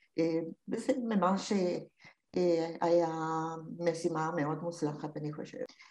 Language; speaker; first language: Hebrew; non-native, fluent; Spanish